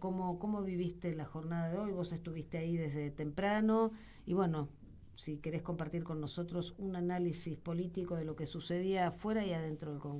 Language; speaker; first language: Spanish; native; Spanish